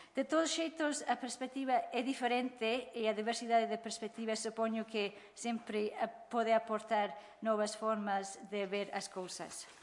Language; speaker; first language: Galician; non-native, fluent; English